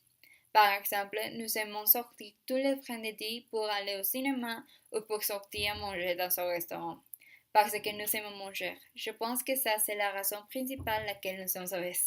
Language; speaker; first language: French; non-native, learner; Spanish